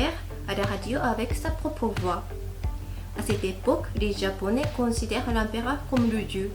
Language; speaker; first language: French; non-native, fluent; Japanese